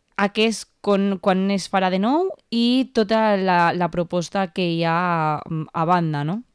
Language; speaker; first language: Catalan; native; Catalan